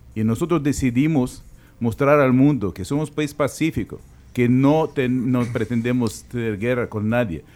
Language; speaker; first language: Spanish; non-native, fluent; Ukrainian